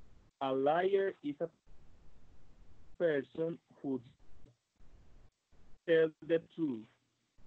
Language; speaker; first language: English; non-native, learner; Spanish